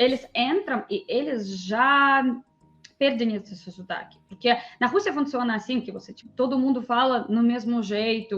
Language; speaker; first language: Portuguese; non-native, fluent; Russian